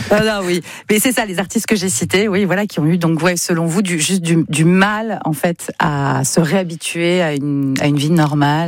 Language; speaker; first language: French; native; French